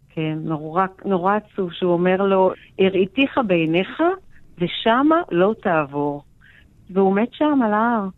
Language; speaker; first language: Hebrew; native; Hebrew